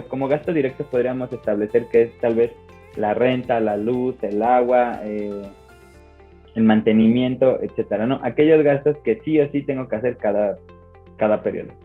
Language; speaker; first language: Spanish; native; Spanish